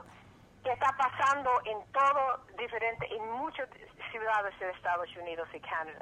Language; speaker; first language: Spanish; early bilingual, heritage; English